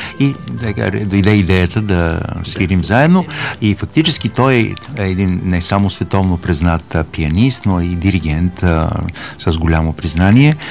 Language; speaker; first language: Bulgarian; native; Bulgarian